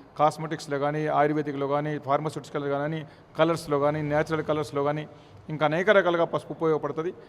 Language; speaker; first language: Telugu; native; Telugu